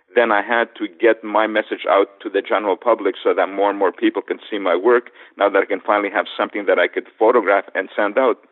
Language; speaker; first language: English; native; English